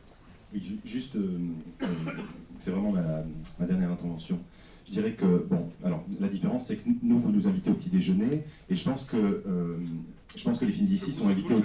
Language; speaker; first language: French; native; French